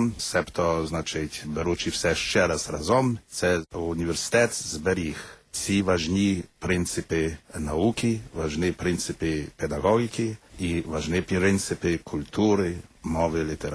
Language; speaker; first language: Ukrainian; early bilingual, heritage; Ukrainian